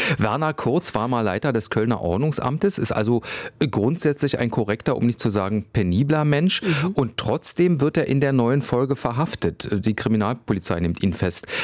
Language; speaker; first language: German; native; German